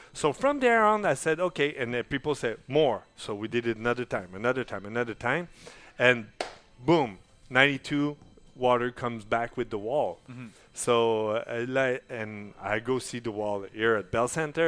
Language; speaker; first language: English; non-native, fluent; French